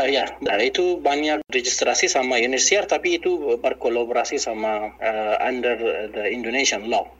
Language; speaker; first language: Indonesian; non-native, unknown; Persian